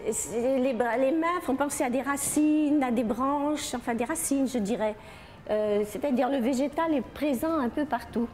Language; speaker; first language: French; native; French